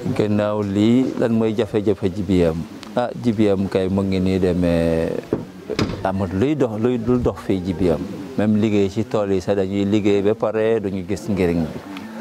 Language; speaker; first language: Wolof; non-native, local second language; Jola-Fonyi